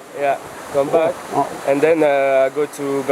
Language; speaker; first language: English; non-native, fluent; French